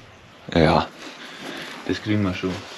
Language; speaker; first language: German; native; German